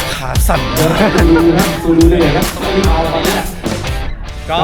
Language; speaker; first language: Thai; native; Thai